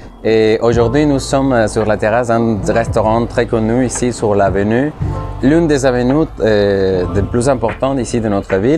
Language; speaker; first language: French; non-native, fluent; Spanish